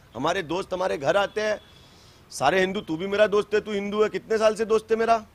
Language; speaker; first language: Hindi; native; Hindi